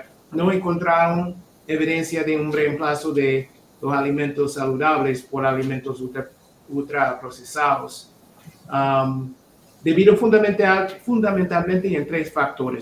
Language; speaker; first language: Spanish; non-native, fluent; English